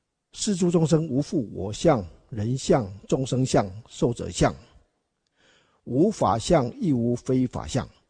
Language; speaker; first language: Chinese; native; Chinese